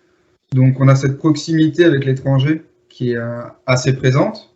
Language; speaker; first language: French; native; French